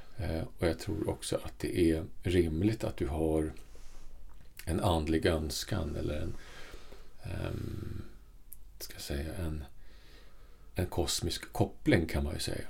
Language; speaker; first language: Swedish; native; Swedish